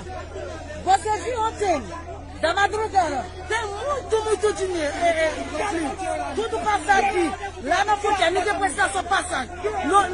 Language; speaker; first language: Portuguese; non-native, learner; Haitian Creole